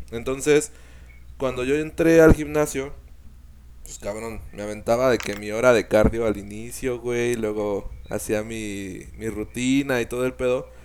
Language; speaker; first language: Spanish; native; Spanish